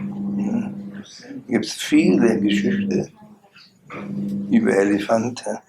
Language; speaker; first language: German; non-native, learner; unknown